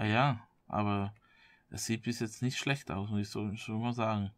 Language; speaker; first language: German; native; German